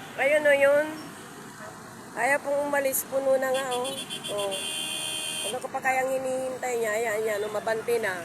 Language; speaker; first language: Filipino; native; Filipino